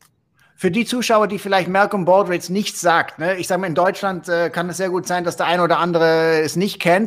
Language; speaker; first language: German; native; German